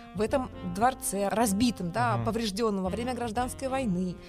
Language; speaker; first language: Russian; non-native, local second language; Tatar